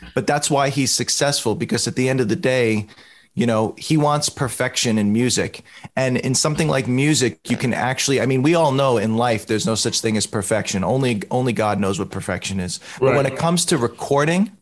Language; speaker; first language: English; native; English